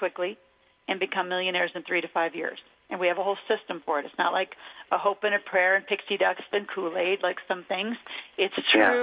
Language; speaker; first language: English; native; English